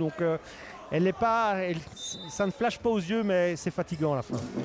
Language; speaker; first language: French; native; French